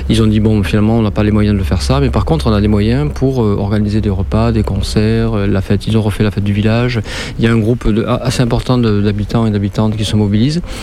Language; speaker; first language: French; native; French